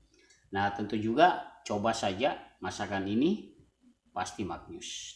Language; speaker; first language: Indonesian; non-native, local second language; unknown